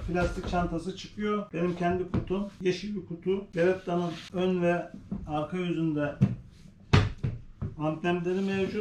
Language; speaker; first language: Turkish; native; Turkish